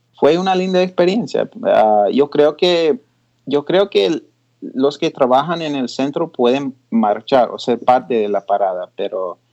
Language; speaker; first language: Spanish; early bilingual, heritage; Spanish